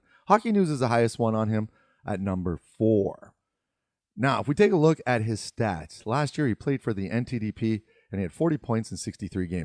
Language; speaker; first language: English; native; English